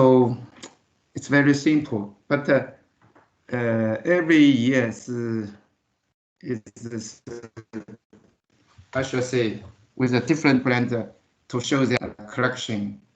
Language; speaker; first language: English; non-native, learner; Chinese